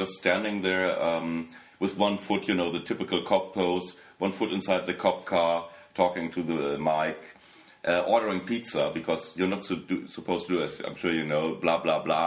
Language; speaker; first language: English; non-native, fluent; German